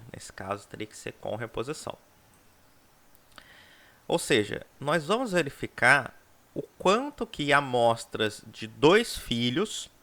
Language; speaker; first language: Portuguese; native; Portuguese